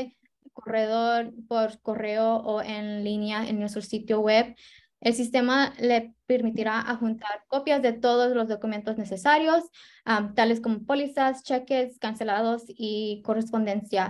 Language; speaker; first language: Spanish; early bilingual, heritage; Spanish